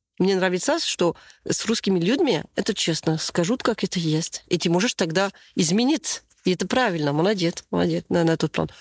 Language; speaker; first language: Russian; non-native, learner; French